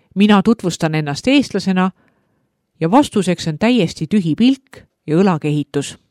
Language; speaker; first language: Estonian; native; Estonian